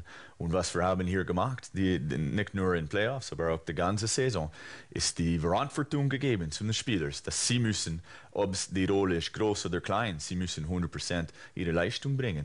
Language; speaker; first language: German; non-native, fluent; English